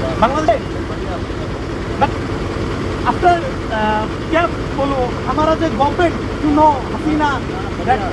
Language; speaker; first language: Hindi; non-native, learner; Bangla